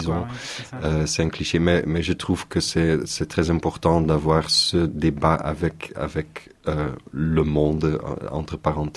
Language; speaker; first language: French; non-native, local second language; Dutch